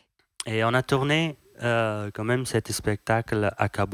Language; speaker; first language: French; non-native, learner; Persian